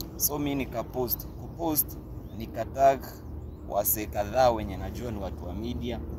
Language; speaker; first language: Swahili; native; Swahili